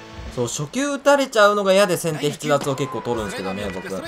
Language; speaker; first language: Japanese; native; Japanese